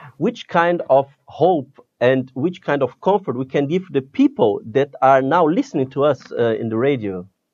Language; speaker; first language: English; non-native, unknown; Portuguese